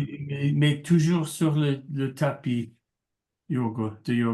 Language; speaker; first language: French; non-native, learner; English